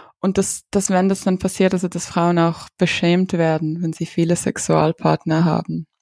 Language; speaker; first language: German; native; German